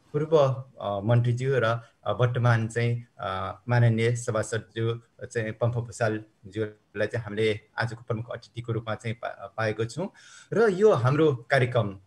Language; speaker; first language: Nepali; non-native, local second language; Newari